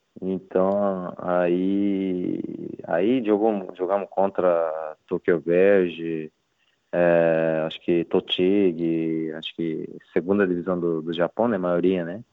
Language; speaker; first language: Portuguese; non-native, learner; Japanese